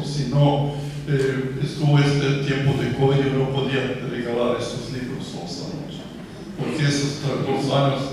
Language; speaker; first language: Spanish; non-native, fluent; Croatian